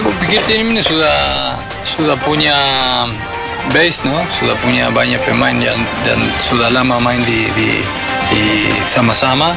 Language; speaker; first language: Indonesian; non-native, fluent; Spanish